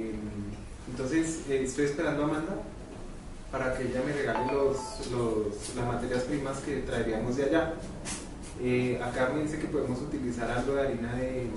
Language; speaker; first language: Spanish; native; Spanish